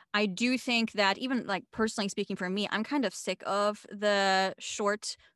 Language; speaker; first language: English; non-native, fluent; German